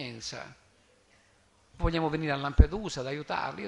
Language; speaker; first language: Italian; native; Italian